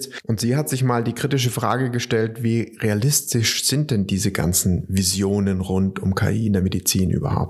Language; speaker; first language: German; native; German